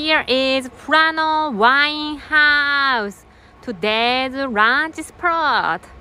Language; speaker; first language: English; non-native, learner; Japanese